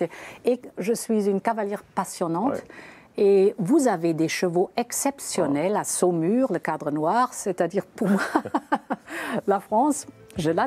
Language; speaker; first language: French; non-native, fluent; German